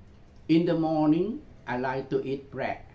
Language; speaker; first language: English; non-native, learner; Vietnamese